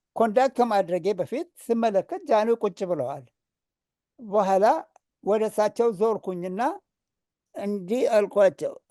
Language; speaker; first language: Amharic; non-native, local second language; Oromo